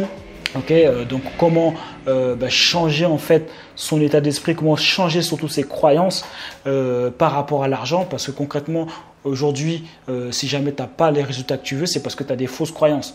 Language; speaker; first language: French; native; French